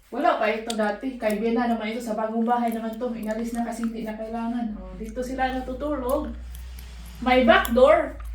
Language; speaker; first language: Filipino; non-native, local second language; Cebuano